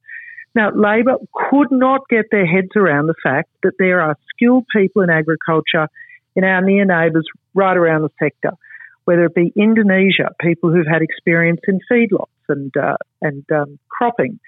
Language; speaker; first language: English; native; English